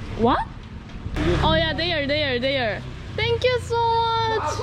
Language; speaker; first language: English; non-native, learner; Korean